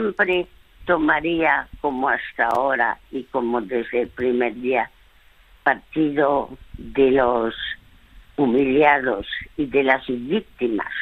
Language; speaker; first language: Spanish; early bilingual, other home language; French